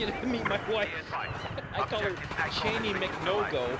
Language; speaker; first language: English; native; English